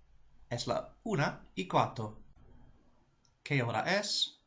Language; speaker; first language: Spanish; non-native, fluent; English